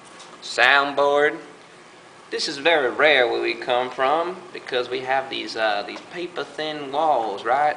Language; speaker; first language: English; native; English